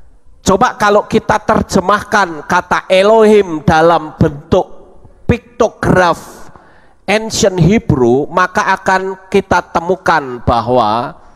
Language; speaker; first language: Indonesian; native; Indonesian